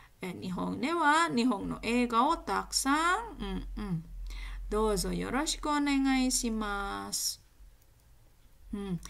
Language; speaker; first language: Japanese; non-native, fluent; Indonesian